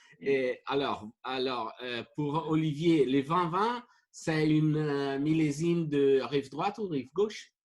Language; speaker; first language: French; non-native, fluent; Italian